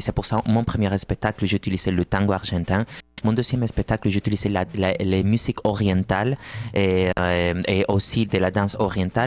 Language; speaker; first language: French; non-native, fluent; Spanish